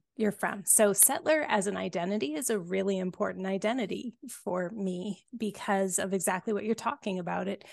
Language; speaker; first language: English; native; English